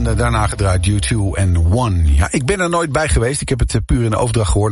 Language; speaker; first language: Dutch; native; Dutch